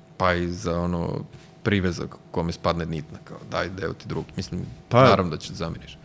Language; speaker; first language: Serbian; native; Serbian